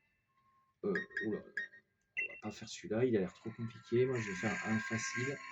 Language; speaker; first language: French; native; French